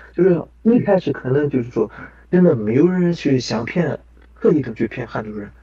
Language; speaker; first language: Chinese; non-native, local second language; Kazakh